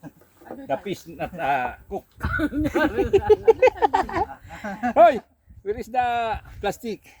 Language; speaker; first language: English; non-native, learner; Filipino